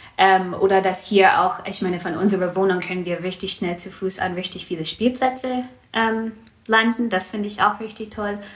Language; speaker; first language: German; non-native, fluent; English